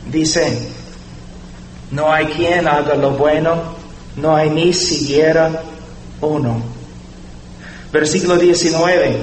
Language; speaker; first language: Spanish; non-native, fluent; English